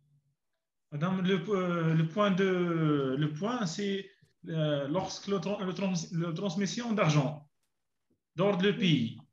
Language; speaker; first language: French; non-native, learner; Arabic